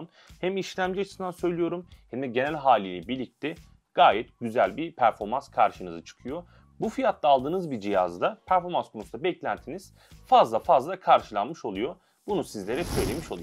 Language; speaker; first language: Turkish; native; Turkish